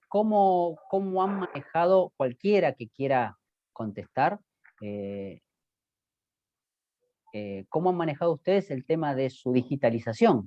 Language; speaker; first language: Spanish; native; Spanish